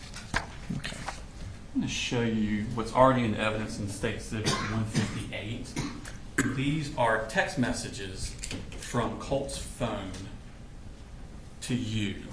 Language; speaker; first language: English; native; English